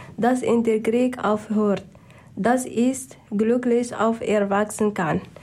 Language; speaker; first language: German; non-native, learner; Arabic